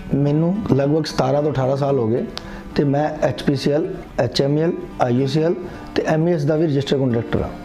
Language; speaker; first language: Punjabi; native; Punjabi